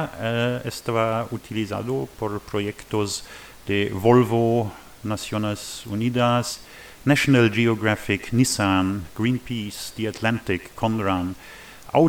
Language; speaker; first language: Spanish; non-native, learner; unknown